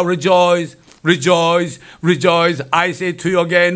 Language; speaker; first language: English; non-native, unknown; Korean